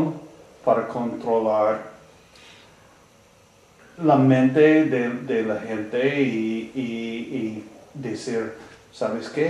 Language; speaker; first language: Spanish; non-native, learner; English